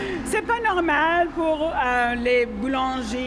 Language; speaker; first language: French; non-native, fluent; English